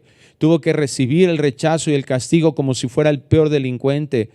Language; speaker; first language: Spanish; native; Spanish